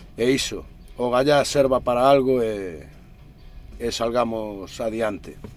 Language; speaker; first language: Galician; native; Galician